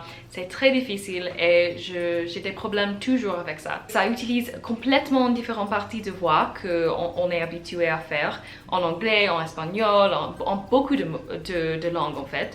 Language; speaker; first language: French; non-native, learner; English